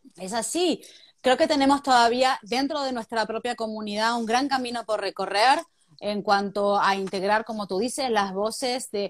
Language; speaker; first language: Spanish; native; Spanish